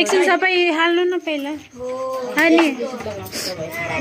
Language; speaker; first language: Nepali; non-native, learner; Filipino